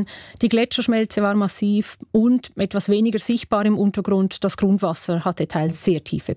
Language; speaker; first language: German; native; German